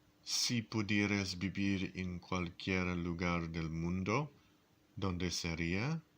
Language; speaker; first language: Spanish; non-native, learner; English